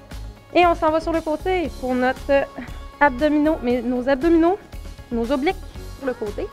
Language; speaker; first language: French; native; French